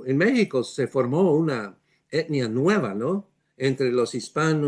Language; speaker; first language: Spanish; non-native, fluent; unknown